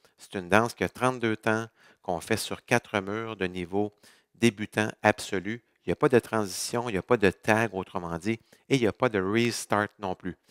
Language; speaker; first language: French; native; French